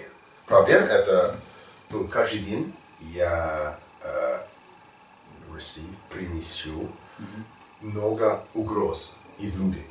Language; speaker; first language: Russian; non-native, learner; English